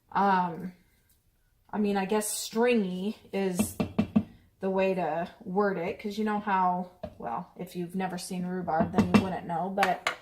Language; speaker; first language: English; native; English